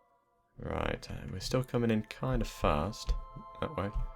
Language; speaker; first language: English; native; English